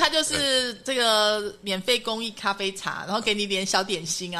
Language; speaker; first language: Chinese; native; Chinese